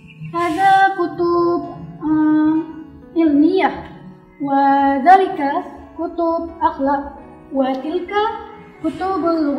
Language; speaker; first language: Arabic; non-native, learner; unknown